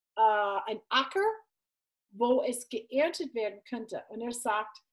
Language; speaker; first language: German; non-native, fluent; English